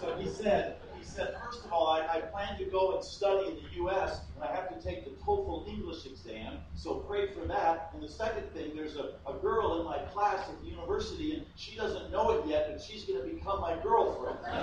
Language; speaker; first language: English; native; English